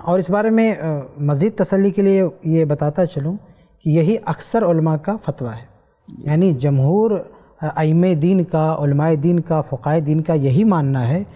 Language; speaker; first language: Urdu; native; Urdu